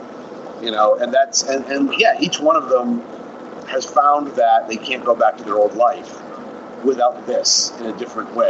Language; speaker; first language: English; native; English